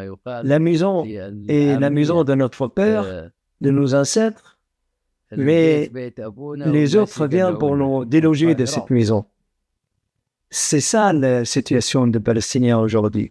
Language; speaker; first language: French; non-native, fluent; Arabic